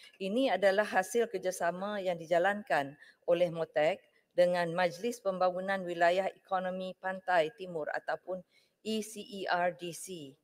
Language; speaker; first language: Malay; native; Malay